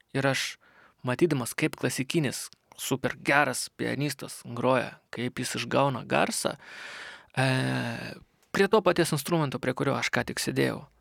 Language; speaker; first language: Lithuanian; non-native, local second language; Russian